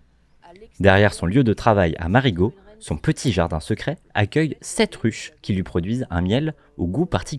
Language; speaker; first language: French; native; French